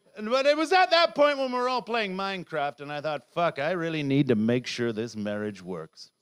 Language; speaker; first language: English; native; English